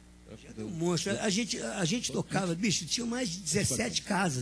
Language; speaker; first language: Portuguese; native; Portuguese